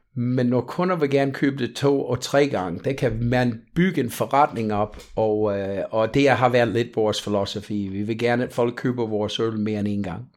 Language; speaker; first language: Danish; non-native, fluent; English